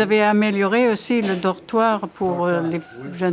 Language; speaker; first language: French; non-native, fluent; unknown